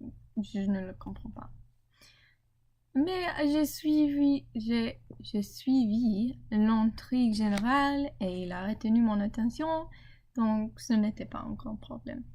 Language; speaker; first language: French; non-native, learner; English